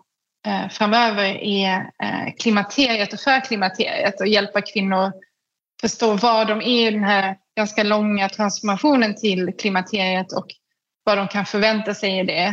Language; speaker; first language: Swedish; native; Swedish